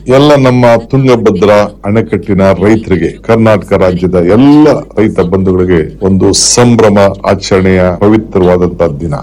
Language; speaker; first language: Kannada; native; Kannada